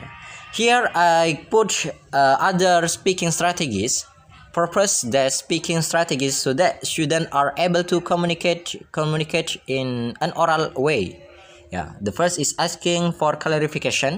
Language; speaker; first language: English; non-native, learner; Indonesian